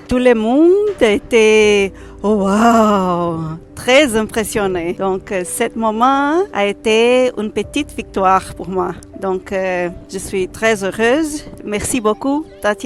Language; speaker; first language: French; non-native, learner; Portuguese